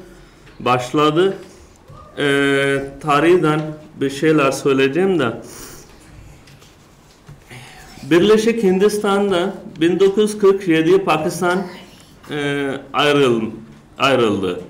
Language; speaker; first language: Turkish; non-native, learner; Urdu